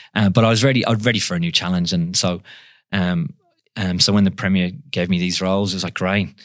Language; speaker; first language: English; non-native, local second language; Irish